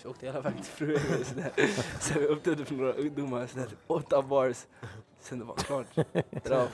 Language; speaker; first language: Swedish; early bilingual, other home language; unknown